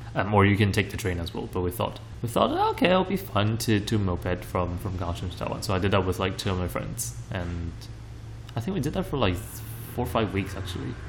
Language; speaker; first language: English; non-native, fluent; Chinese